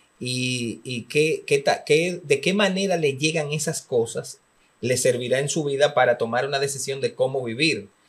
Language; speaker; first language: Spanish; native; Spanish